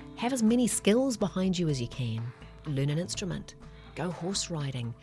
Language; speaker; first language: English; native; English